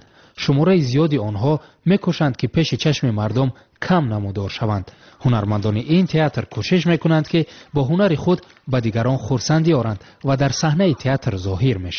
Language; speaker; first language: Tajik; native; Tajik